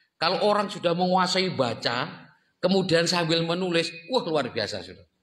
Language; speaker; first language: Indonesian; non-native, local second language; Javanese